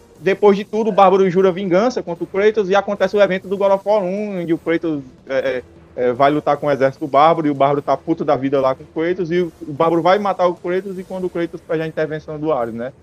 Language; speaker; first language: Portuguese; native; Portuguese